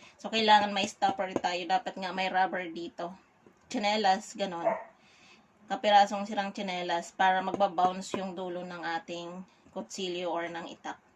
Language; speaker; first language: Filipino; non-native, local second language; Bikol